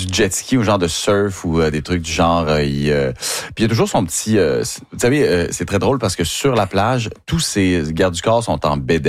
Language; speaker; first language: French; native; French